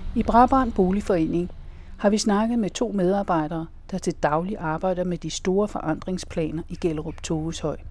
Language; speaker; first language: Danish; native; Danish